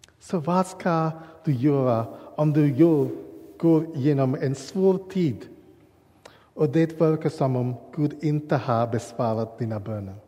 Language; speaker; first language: Swedish; non-native, learner; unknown